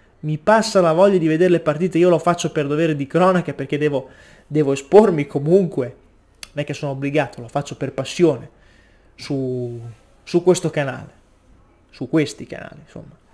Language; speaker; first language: Italian; native; Italian